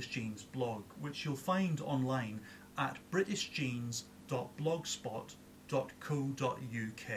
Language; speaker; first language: English; native; English